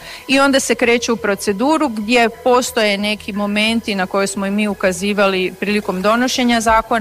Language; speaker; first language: Serbian; native; Serbian